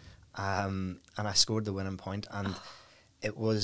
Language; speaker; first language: English; native; English